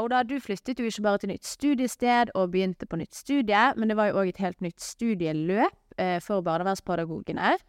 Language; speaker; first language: Norwegian; native; Norwegian